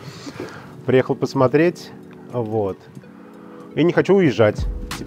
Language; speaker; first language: Russian; native; Russian